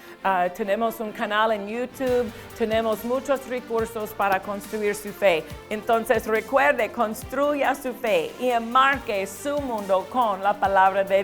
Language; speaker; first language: Spanish; non-native, fluent; English